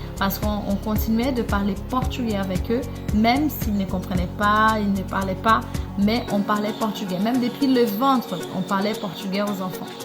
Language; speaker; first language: French; non-native, fluent; Portuguese